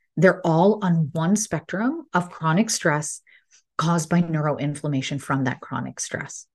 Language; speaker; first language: English; early bilingual, other home language; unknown